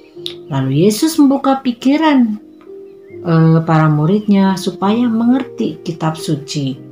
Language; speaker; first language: Indonesian; native; Indonesian